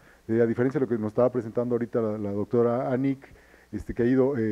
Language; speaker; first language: Spanish; native; Spanish